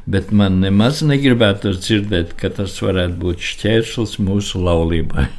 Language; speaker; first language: Latvian; native; Latvian